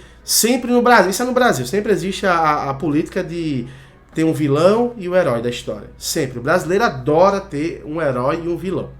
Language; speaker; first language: Portuguese; native; Portuguese